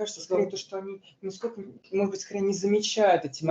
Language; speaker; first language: Russian; native; Russian